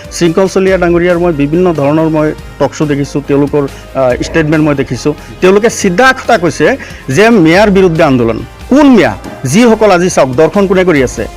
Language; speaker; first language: Assamese; native; Assamese